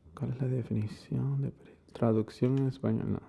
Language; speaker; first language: Spanish; non-native, learner; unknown